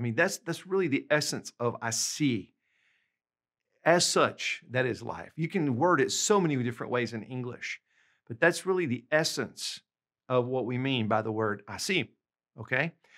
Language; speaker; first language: English; native; English